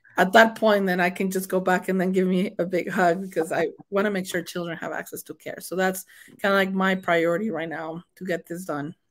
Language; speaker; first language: English; non-native, fluent; Spanish